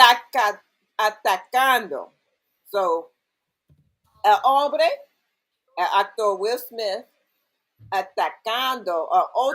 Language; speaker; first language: Spanish; non-native, learner; English